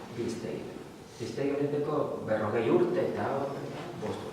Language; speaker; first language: Basque; non-native, learner; Spanish